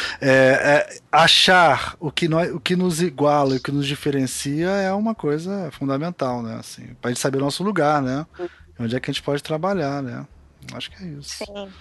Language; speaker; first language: Portuguese; native; Portuguese